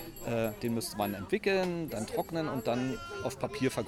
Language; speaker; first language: German; native; German